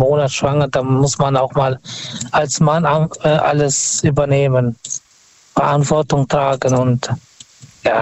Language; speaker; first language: German; non-native, fluent; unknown